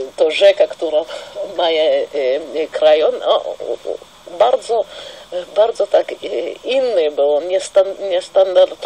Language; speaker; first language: Polish; non-native, fluent; Russian